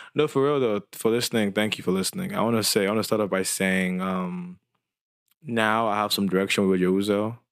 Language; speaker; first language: English; non-native, local second language; Yoruba